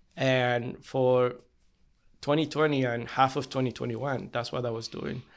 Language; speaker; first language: English; non-native, fluent; Spanish